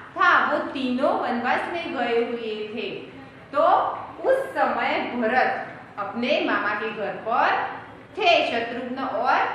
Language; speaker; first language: Hindi; non-native, local second language; Gujarati